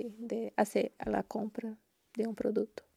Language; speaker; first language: Spanish; non-native, learner; Portuguese